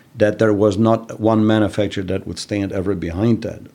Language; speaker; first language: English; non-native, fluent; Dutch